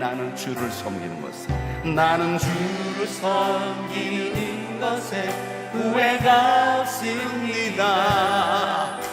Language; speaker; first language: Korean; native; Korean